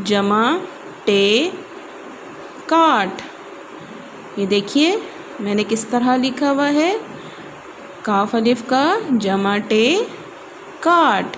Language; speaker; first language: Urdu; non-native, local second language; Pashto